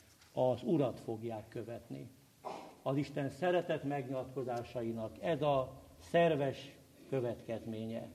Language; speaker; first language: Hungarian; native; Hungarian